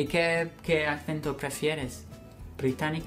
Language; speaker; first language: Spanish; non-native, fluent; English